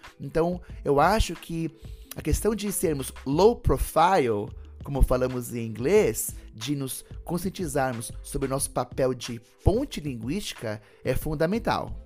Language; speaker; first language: Portuguese; native; Portuguese